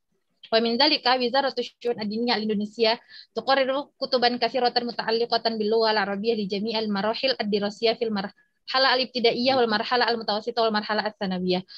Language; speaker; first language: Arabic; non-native, fluent; Indonesian